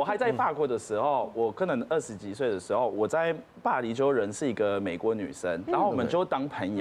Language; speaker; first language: Chinese; non-native, fluent; French